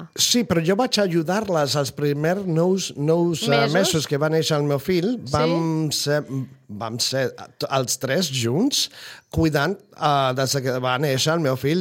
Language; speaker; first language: Catalan; non-native, fluent; Spanish